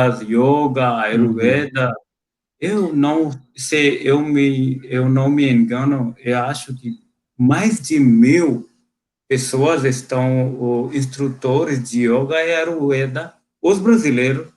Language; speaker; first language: Portuguese; non-native, fluent; Hindi